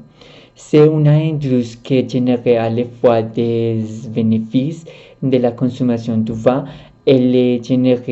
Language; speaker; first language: French; non-native, learner; Spanish